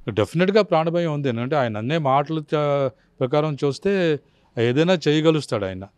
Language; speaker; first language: Telugu; non-native, fluent; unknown